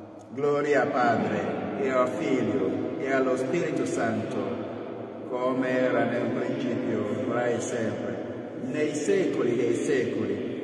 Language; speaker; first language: Italian; non-native, fluent; Igbo